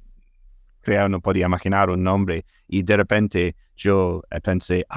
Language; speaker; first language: Spanish; non-native, fluent; English